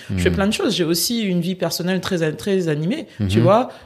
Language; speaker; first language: French; native; French